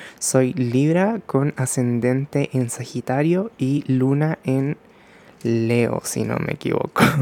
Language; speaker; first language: Spanish; early bilingual, other home language; Japanese